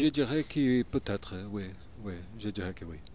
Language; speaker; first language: French; non-native, learner; Portuguese